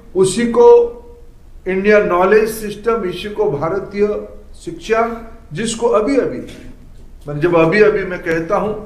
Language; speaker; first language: Hindi; non-native, local second language; Odia